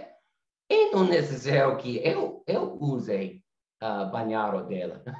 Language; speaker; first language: Portuguese; non-native, learner; English